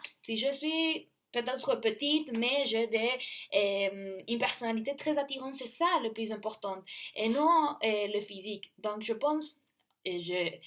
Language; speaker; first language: French; non-native, learner; Spanish